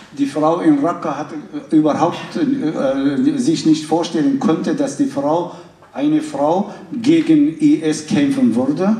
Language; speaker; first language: German; non-native, fluent; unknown